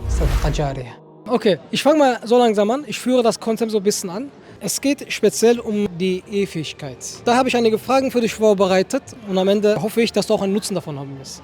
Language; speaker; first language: German; early bilingual, other home language; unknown